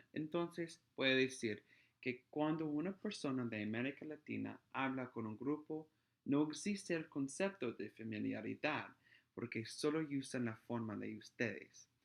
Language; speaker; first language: Spanish; non-native, fluent; English